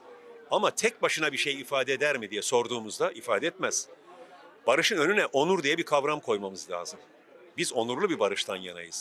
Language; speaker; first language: Turkish; native; Turkish